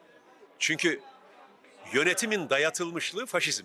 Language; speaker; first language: Turkish; native; Turkish